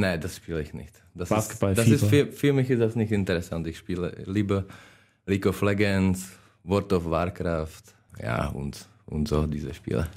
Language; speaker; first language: German; non-native, learner; Czech